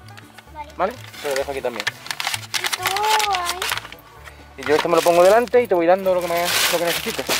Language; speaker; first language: Spanish; native; Spanish